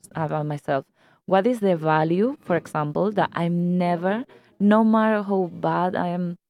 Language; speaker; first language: English; non-native, fluent; Spanish